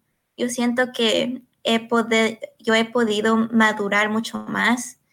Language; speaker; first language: Spanish; early bilingual, heritage; Spanish